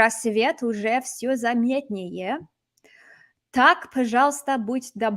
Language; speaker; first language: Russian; non-native, fluent; English